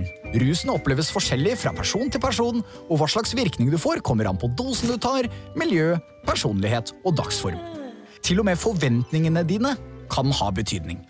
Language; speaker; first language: Norwegian; native; Norwegian